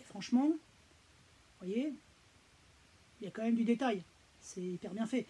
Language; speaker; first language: French; native; French